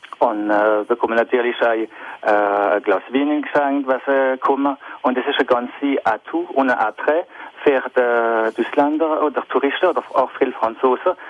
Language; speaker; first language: German; non-native, local second language; French